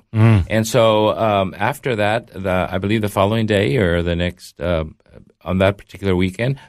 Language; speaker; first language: English; early bilingual, heritage; Spanish